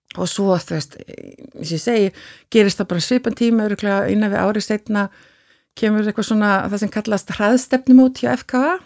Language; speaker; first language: Icelandic; native; Icelandic